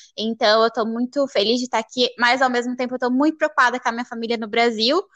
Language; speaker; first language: Portuguese; native; Portuguese